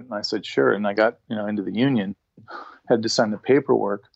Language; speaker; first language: English; native; English